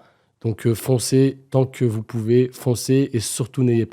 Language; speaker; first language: French; native; French